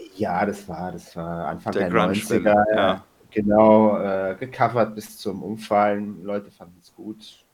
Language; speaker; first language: German; native; German